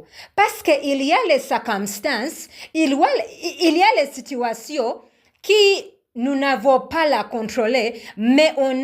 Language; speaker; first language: French; non-native, learner; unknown